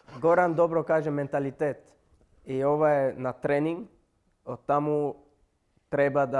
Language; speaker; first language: Macedonian; non-native, learner; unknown